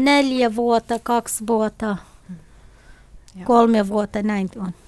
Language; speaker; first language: Finnish; non-native, learner; Kurdish